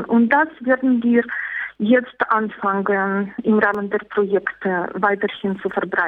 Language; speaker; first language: German; non-native, fluent; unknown